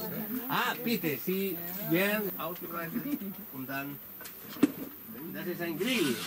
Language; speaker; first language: German; non-native, learner; Spanish